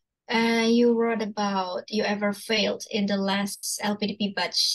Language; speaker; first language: English; non-native, fluent; Indonesian